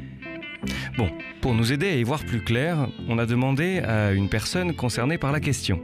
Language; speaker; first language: French; native; French